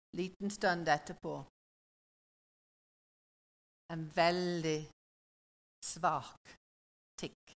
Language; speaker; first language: Norwegian; non-native, learner; English